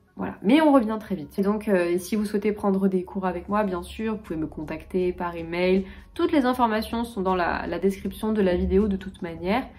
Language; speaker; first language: French; native; French